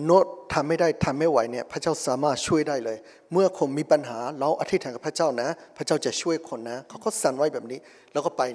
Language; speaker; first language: Thai; non-native, fluent; Burmese